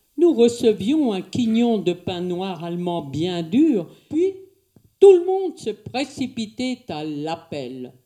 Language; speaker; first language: French; native; French